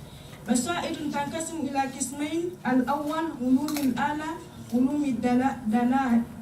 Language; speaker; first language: Arabic; non-native, learner; Malagasy